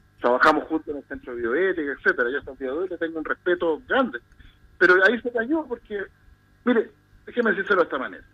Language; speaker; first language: Spanish; native; Spanish